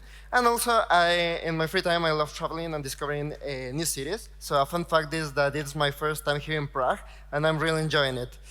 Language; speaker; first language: English; non-native, fluent; Spanish